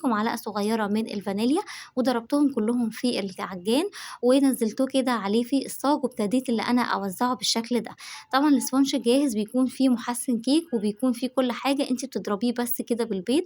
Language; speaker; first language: Arabic; native; Arabic